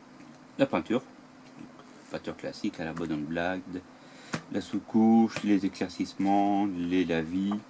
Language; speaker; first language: French; native; French